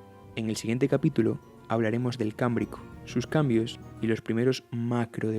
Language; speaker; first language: Spanish; native; Spanish